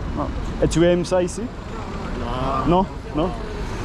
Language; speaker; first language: French; non-native, learner; English